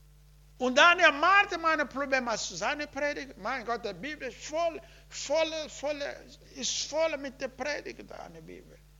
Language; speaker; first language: German; non-native, learner; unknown